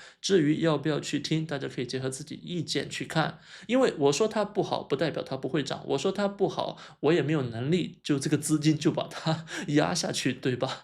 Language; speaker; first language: Chinese; native; Chinese